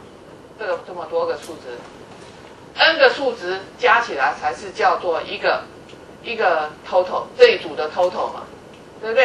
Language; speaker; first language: Chinese; native; Chinese